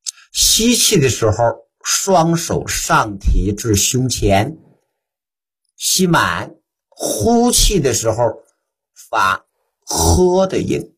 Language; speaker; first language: Chinese; native; Chinese